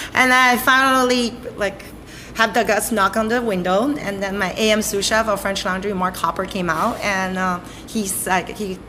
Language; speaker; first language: English; non-native, fluent; Chinese